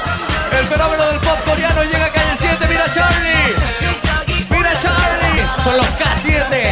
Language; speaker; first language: Spanish; native; Spanish